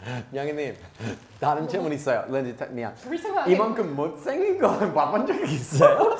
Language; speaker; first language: Korean; non-native, fluent; English